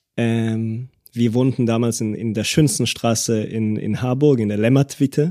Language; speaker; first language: German; early bilingual, other home language; Hebrew